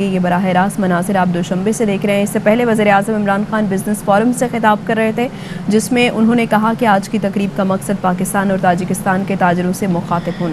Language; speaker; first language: Urdu; native; Urdu